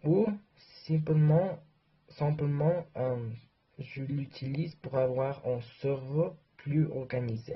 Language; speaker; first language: French; non-native, learner; English